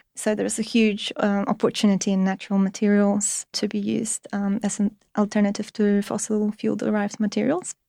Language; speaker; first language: English; non-native, fluent; Polish